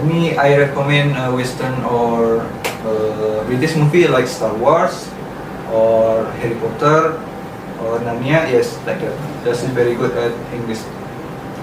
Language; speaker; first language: English; non-native, learner; Indonesian